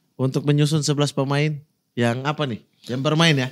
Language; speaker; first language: Indonesian; native; Indonesian